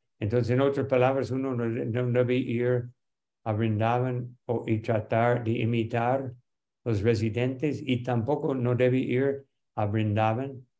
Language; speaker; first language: Spanish; non-native, fluent; English